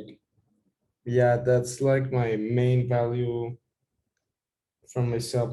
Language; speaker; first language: English; non-native, fluent; Spanish